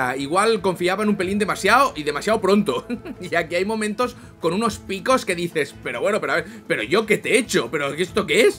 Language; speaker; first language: Spanish; native; Spanish